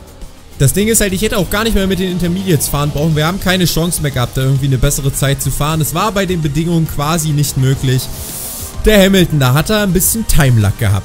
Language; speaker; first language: German; native; German